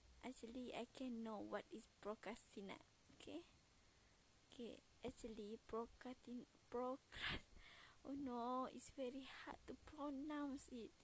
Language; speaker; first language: English; non-native, learner; Malay